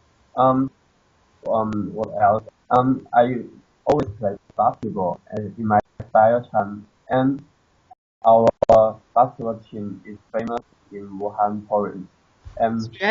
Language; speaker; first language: English; non-native, learner; Chinese